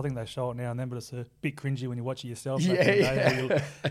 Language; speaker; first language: English; native; English